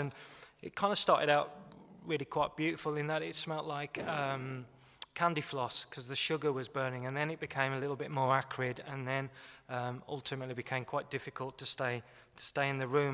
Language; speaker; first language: English; native; English